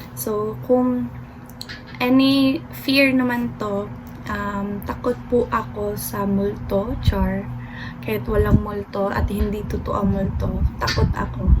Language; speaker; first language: Filipino; non-native, local second language; Cebuano